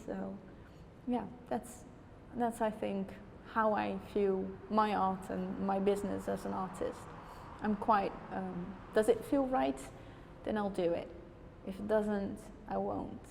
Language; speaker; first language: English; non-native, fluent; Dutch